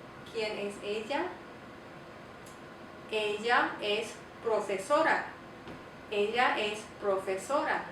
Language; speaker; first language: Spanish; non-native, fluent; English